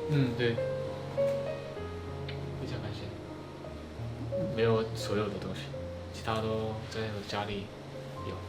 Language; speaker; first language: Chinese; non-native, fluent; Korean